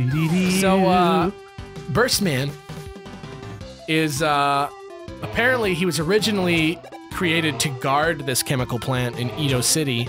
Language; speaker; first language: English; native; English